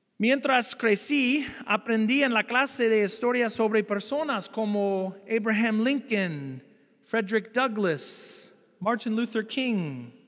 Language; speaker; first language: Spanish; non-native, fluent; English